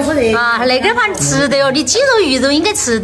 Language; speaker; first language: Chinese; native; Chinese